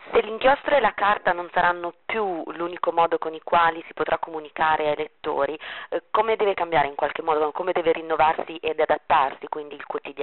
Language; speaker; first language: Italian; native; Italian